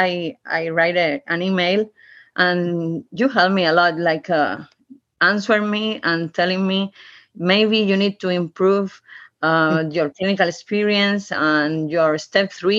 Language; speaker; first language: English; non-native, learner; Spanish